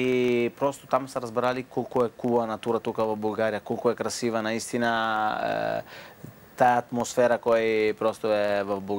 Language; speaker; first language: Bulgarian; non-native, fluent; Italian